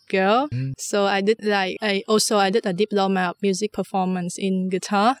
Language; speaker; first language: English; non-native, fluent; Vietnamese